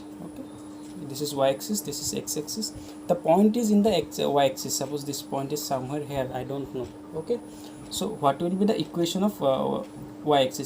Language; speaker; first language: English; non-native, local second language; Hindi